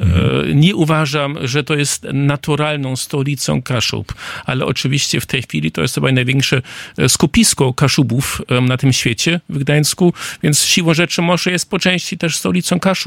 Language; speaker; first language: Polish; non-native, fluent; German